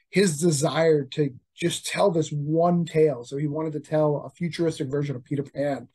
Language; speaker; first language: English; native; English